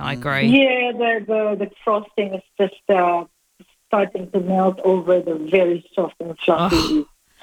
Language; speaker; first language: English; non-native, local second language; Filipino